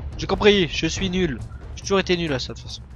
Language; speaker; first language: French; native; French